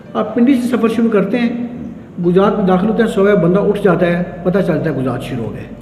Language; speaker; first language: Urdu; non-native, local second language; Punjabi